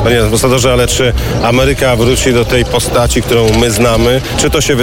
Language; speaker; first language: Polish; native; Polish